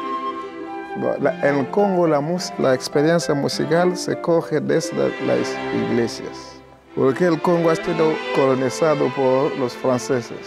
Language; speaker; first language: Spanish; non-native, learner; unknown